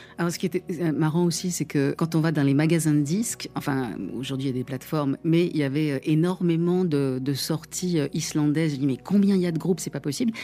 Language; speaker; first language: French; native; French